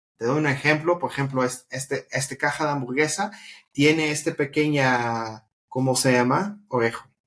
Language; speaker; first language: Spanish; non-native, fluent; Dutch